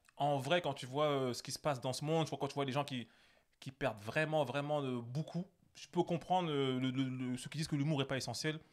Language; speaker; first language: French; native; French